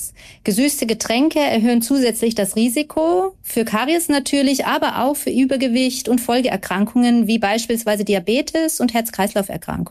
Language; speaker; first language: German; native; German